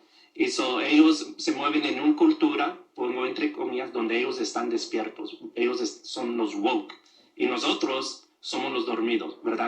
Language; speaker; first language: Spanish; early bilingual, other home language; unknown